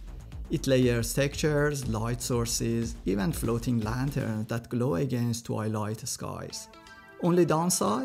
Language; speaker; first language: English; non-native, fluent; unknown